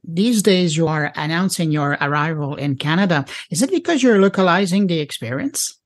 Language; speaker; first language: English; non-native, fluent; French